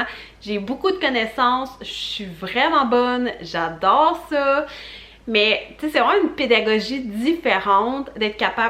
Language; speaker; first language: French; native; French